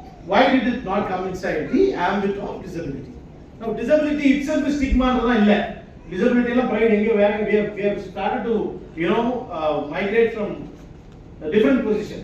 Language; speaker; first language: English; non-native, local second language; Tamil